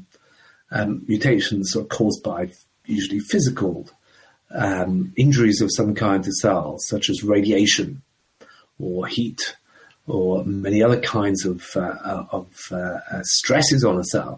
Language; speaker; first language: English; native; English